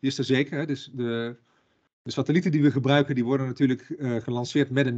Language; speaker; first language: Dutch; native; Dutch